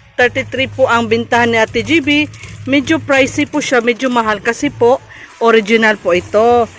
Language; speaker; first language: Filipino; non-native, local second language; Cebuano